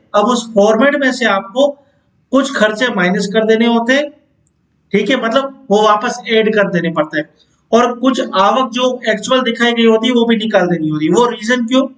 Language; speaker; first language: Hindi; non-native, local second language; Gujarati